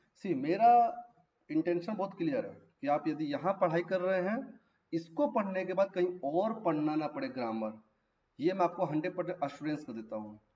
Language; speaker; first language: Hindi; native; Hindi